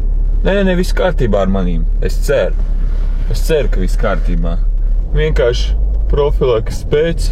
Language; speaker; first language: Latvian; native; Latvian